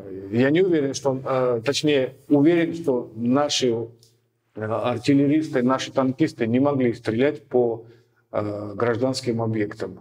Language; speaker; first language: Russian; native; Russian